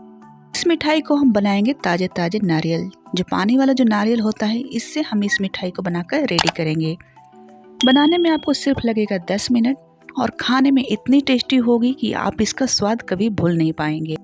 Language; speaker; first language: Hindi; native; Hindi